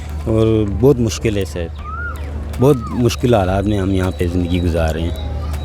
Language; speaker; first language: Hindi; non-native, fluent; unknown